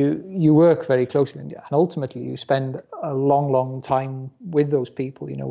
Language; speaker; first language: English; non-native, local second language; Welsh